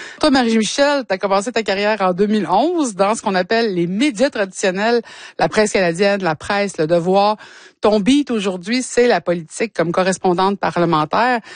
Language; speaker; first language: French; native; French